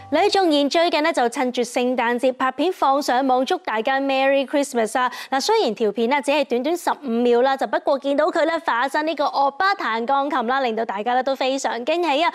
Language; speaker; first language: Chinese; non-native, local second language; Cantonese